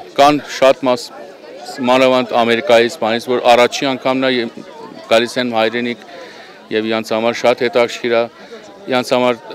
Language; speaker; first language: Armenian; early bilingual, heritage; Armenian